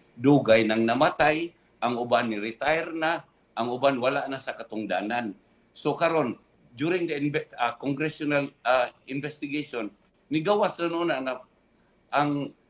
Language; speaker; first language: Cebuano; native; Cebuano